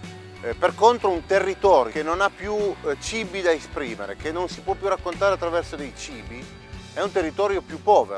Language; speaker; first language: Italian; native; Italian